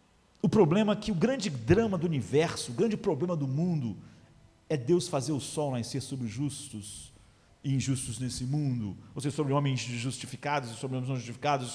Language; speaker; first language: Portuguese; native; Portuguese